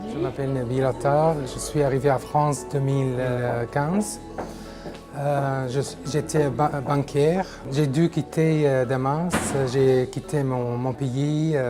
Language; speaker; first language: French; non-native, learner; Arabic